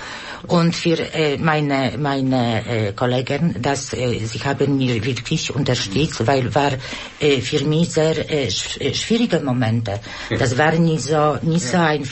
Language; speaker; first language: German; non-native, learner; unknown